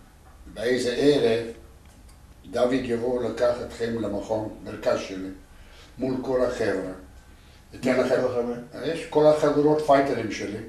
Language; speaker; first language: Hebrew; non-native, learner; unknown